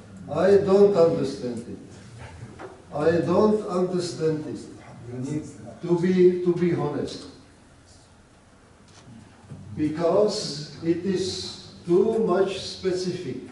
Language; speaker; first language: English; non-native, learner; Czech